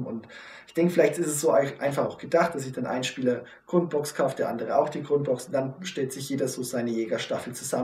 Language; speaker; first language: German; native; German